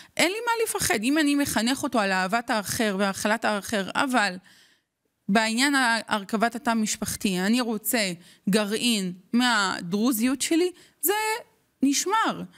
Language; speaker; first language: Hebrew; non-native, local second language; Arabic